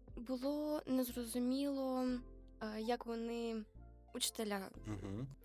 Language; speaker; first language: Ukrainian; non-native, local second language; Romanian